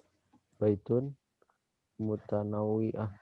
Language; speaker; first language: Arabic; non-native, learner; Indonesian